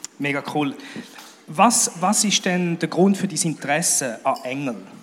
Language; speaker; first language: German; native; German